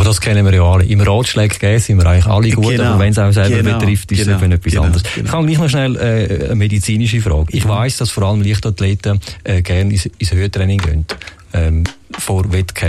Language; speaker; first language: German; native; German